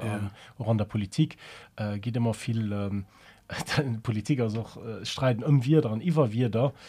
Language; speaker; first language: Luxembourgish; early bilingual, other home language; German